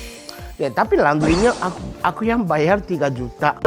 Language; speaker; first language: Indonesian; non-native, learner; Japanese